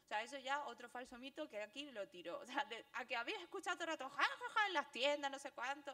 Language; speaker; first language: Spanish; early bilingual, other home language; Chinese